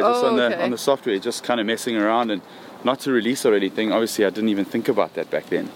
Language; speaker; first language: English; native; English